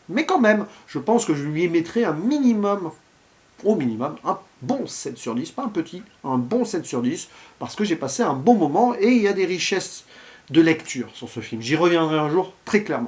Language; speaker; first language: French; native; French